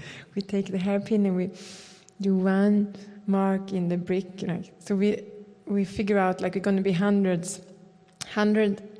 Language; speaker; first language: English; non-native, fluent; Swedish